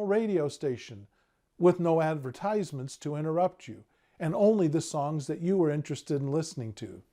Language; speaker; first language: English; native; English